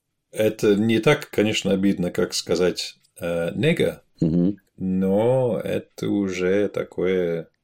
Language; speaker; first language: Russian; non-native, fluent; English